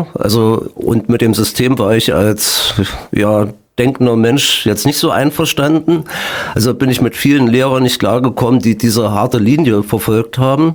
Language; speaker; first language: German; native; German